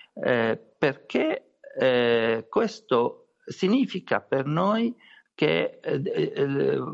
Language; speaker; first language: Italian; non-native, learner; Arabic